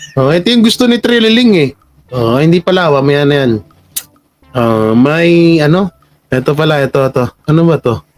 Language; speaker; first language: Filipino; native; Filipino